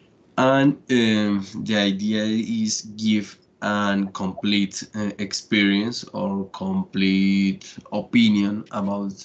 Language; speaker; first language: English; non-native, fluent; Spanish